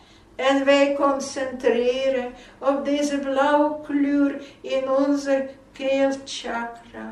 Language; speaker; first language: Dutch; non-native, fluent; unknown